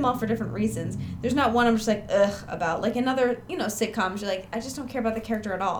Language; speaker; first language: English; native; English